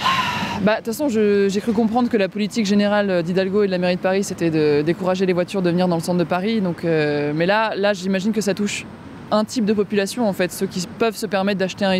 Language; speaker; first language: French; native; French